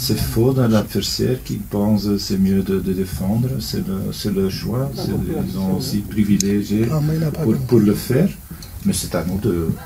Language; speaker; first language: French; non-native, local second language; Dutch